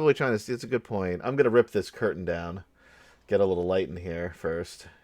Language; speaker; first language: English; native; English